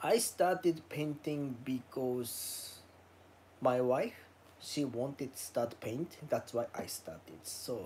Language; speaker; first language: English; non-native, learner; Japanese